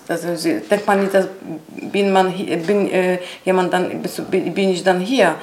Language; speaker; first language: German; non-native, learner; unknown